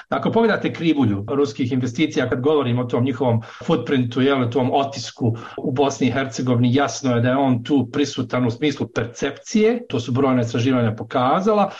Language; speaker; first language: Croatian; native; Croatian